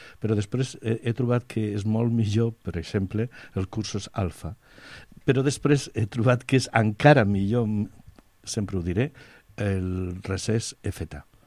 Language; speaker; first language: Catalan; non-native, local second language; Spanish